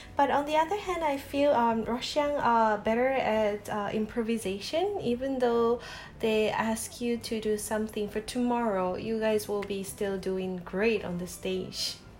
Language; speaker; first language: English; non-native, fluent; Japanese